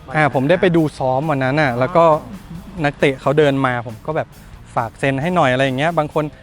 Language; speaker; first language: Thai; native; Thai